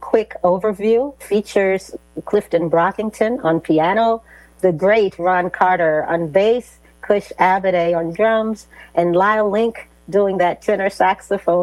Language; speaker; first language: English; native; English